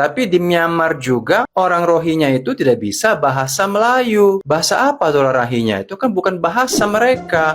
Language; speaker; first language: Indonesian; native; Indonesian